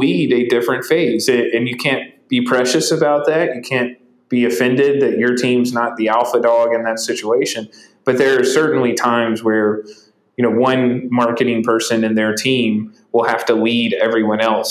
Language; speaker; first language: English; native; English